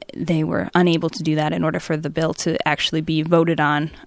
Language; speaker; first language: English; native; English